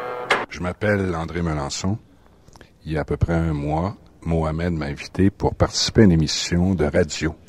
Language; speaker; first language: French; native; French